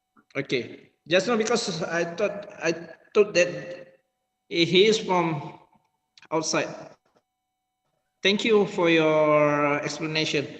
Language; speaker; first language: English; non-native, learner; Indonesian